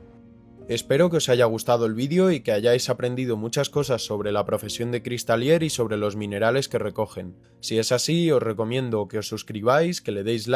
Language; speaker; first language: Spanish; native; Spanish